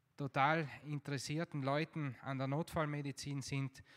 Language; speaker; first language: German; native; German